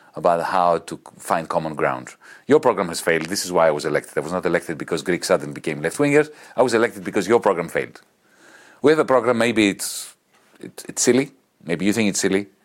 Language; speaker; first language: English; non-native, fluent; Greek